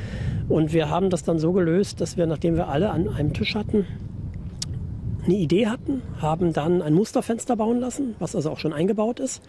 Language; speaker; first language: German; native; German